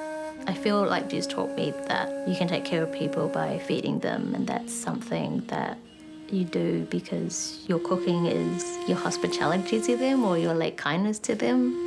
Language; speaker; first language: English; early bilingual, other home language; Vietnamese